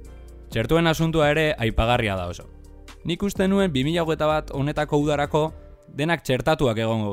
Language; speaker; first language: Basque; native; Basque